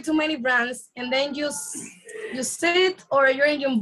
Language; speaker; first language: English; non-native, fluent; Spanish